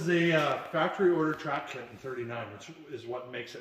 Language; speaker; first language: English; native; English